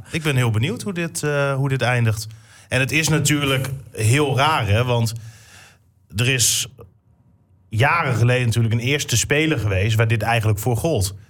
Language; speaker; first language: Dutch; native; Dutch